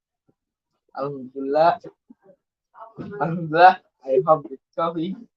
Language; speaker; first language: English; non-native, learner; Indonesian